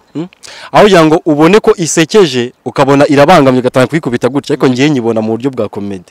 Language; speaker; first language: Kinyarwanda; native; Kinyarwanda